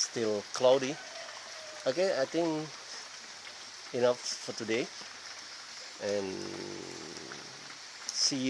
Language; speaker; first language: English; non-native, learner; Indonesian